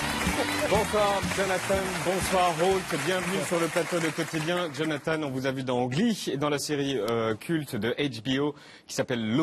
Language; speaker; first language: French; native; French